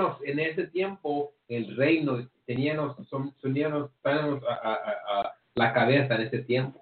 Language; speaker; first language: Spanish; early bilingual, heritage; English